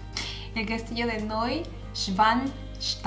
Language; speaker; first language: Spanish; native; Spanish